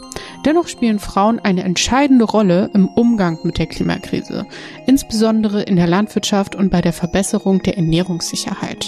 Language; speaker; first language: German; native; German